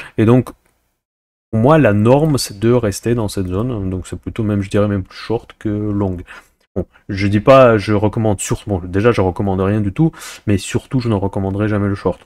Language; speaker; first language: French; non-native, fluent; Russian